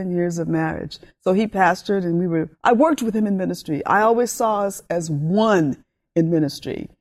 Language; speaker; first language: English; early bilingual, other home language; Spanish